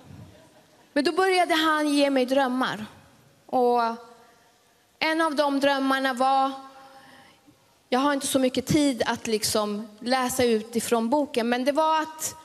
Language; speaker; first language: Swedish; early bilingual, other home language; Spanish